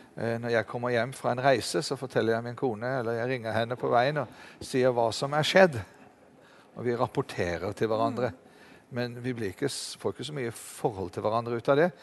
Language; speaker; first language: Norwegian; native; Norwegian